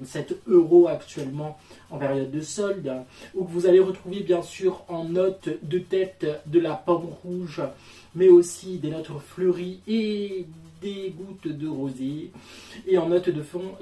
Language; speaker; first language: French; native; French